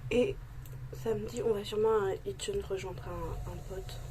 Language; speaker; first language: French; native; French